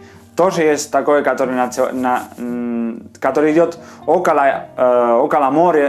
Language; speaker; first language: Russian; non-native, fluent; Spanish